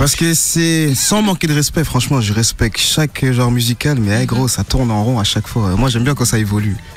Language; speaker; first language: French; non-native, fluent; English